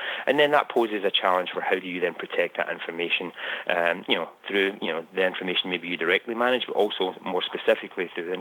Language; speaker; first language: English; native; English